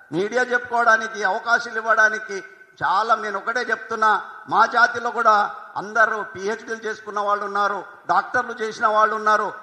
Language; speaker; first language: Telugu; non-native, local second language; Lambadi